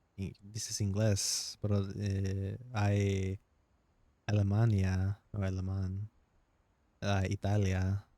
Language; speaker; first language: Spanish; non-native, learner; English